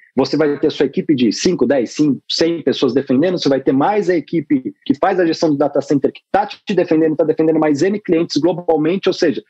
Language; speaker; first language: Portuguese; native; Portuguese